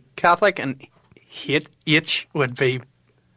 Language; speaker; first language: English; native; English